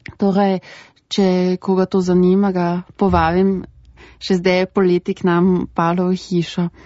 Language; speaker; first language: Slovenian; early bilingual, heritage; German